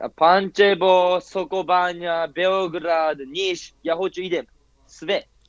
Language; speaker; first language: Croatian; non-native, learner; Japanese